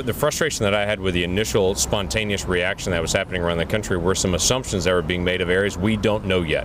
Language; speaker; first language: English; native; English